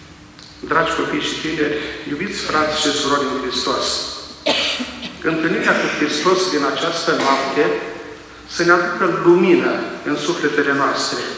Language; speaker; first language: Romanian; native; Romanian